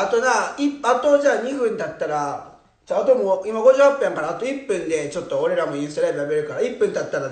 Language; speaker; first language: Japanese; native; Japanese